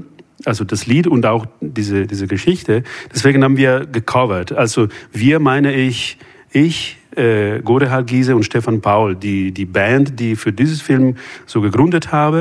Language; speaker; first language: German; non-native, fluent; Italian